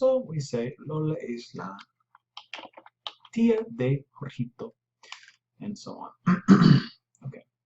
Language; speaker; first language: Spanish; non-native, fluent; English